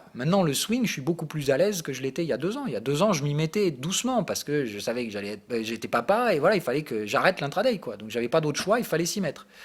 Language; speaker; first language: French; native; French